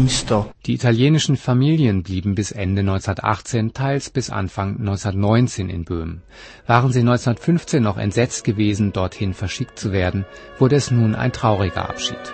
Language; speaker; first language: German; native; German